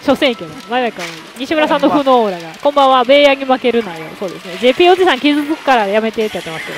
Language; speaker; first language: Japanese; native; Japanese